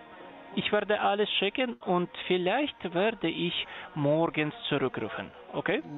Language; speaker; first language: German; non-native, fluent; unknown